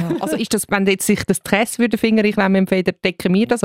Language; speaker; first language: German; native; German